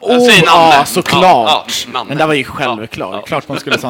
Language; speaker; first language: Swedish; native; Swedish